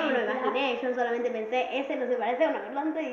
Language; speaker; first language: Spanish; native; Spanish